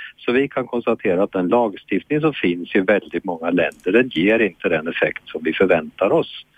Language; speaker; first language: Swedish; native; Swedish